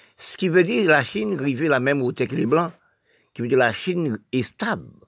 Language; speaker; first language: French; non-native, local second language; Haitian Creole